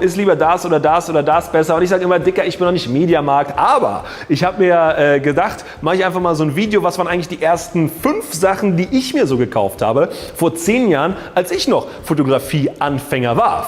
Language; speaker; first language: German; native; German